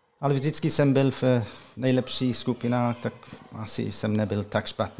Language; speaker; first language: Czech; non-native, learner; English